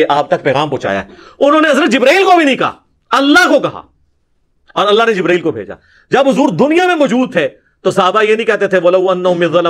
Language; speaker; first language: Urdu; non-native, local second language; Punjabi